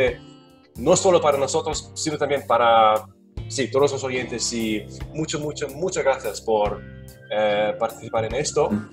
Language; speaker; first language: Spanish; non-native, learner; German